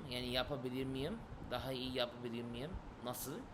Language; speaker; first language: Turkish; non-native, learner; English